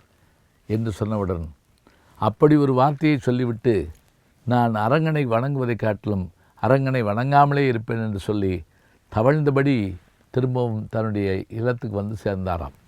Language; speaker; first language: Tamil; native; Tamil